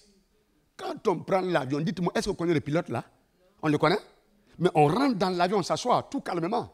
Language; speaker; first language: French; non-native, local second language; Mossi